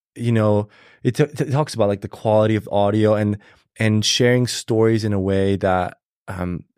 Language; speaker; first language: English; non-native, fluent; German